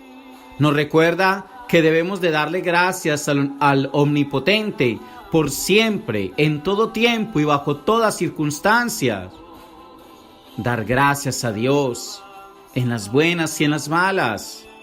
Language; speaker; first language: Spanish; native; Spanish